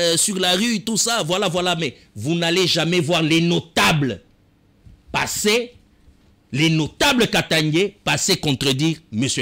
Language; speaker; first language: French; non-native, local second language; Swahili